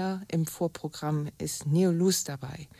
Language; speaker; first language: German; native; German